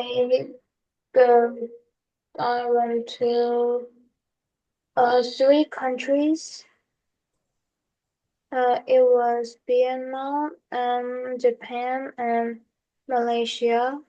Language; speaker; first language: English; non-native, learner; Korean